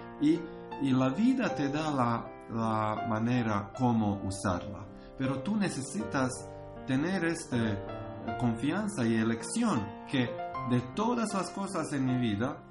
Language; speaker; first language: Spanish; non-native, learner; Croatian